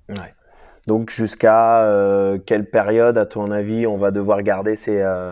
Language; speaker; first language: French; native; French